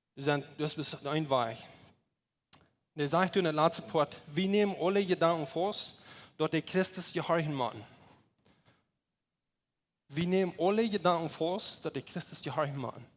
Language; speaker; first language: German; non-native, learner; Plautdietsch